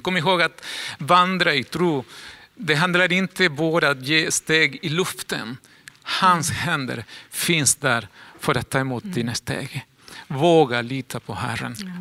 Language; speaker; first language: Swedish; non-native, fluent; Spanish